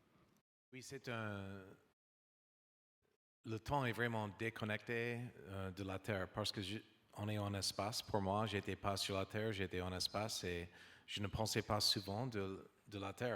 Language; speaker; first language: French; non-native, learner; English